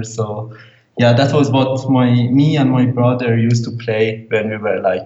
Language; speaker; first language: English; non-native, fluent; Persian